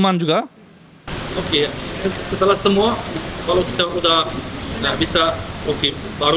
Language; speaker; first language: Indonesian; non-native, learner; Turkish